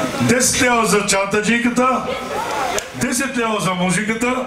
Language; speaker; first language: Bulgarian; non-native, local second language; Turkish